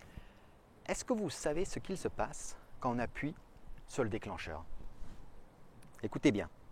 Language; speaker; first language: French; native; French